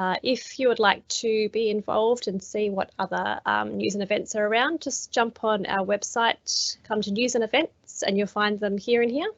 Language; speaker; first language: English; native; English